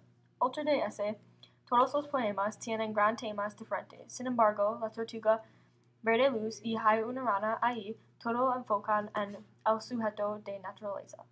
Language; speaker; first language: Spanish; non-native, learner; English